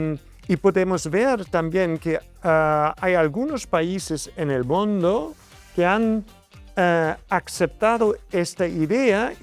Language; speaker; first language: Spanish; non-native, fluent; German